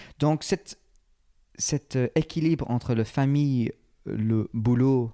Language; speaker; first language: French; non-native, fluent; English